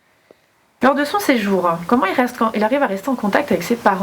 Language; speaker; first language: French; native; French